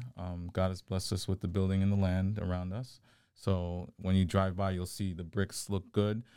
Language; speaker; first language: English; native; English